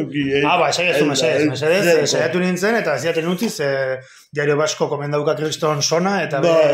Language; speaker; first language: Basque; non-native, local second language; Spanish